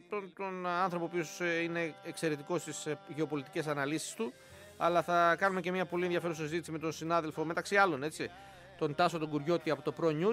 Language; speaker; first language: Greek; native; Greek